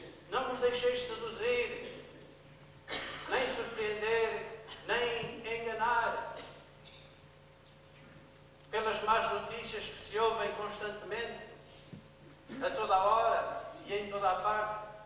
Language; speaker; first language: Portuguese; native; Portuguese